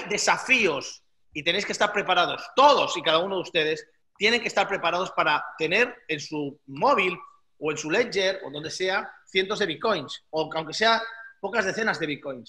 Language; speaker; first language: Spanish; native; Spanish